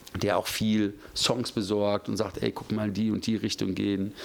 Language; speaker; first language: German; native; German